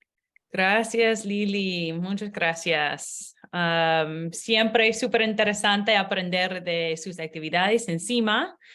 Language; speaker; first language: Spanish; non-native, learner; English